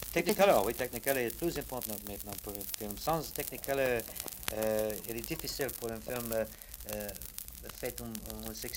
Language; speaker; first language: French; non-native, learner; English